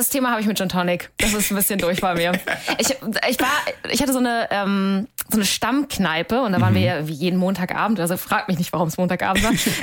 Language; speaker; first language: German; native; German